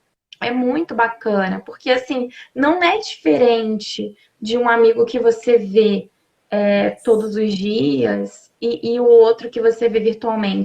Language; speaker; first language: Portuguese; native; Portuguese